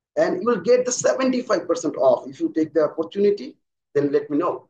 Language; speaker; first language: English; non-native, local second language; Bangla